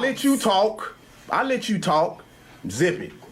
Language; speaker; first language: English; native; English